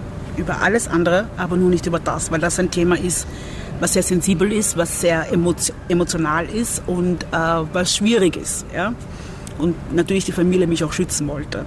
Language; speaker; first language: German; early bilingual, other home language; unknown